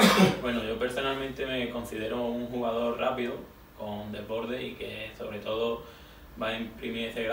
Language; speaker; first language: Spanish; native; Spanish